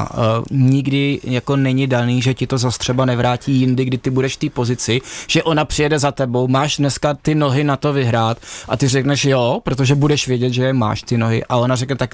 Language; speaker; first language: Czech; native; Czech